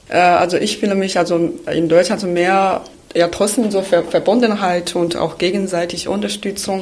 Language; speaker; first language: German; non-native, fluent; Chinese